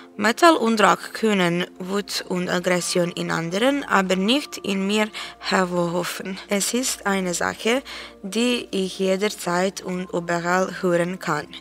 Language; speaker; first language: German; non-native, learner; Serbian